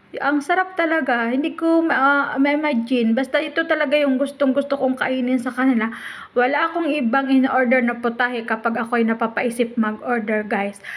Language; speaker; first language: Filipino; native; Filipino